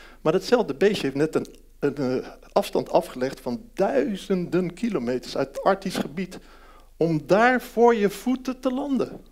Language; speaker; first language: Dutch; early bilingual, heritage; Dutch